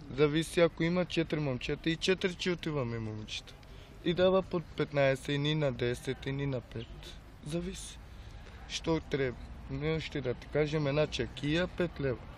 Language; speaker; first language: Bulgarian; non-native, local second language; Romany